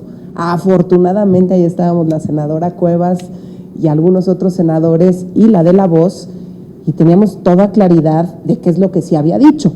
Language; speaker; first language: Spanish; native; Spanish